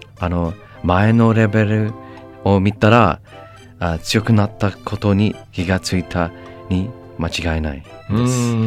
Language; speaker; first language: Japanese; non-native, learner; English